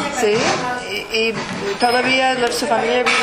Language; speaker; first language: Spanish; early bilingual, heritage; English